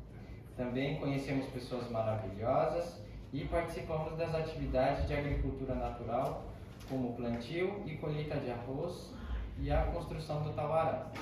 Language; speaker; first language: Portuguese; native; Portuguese